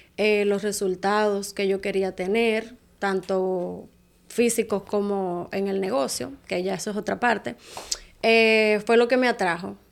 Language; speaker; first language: Spanish; native; Spanish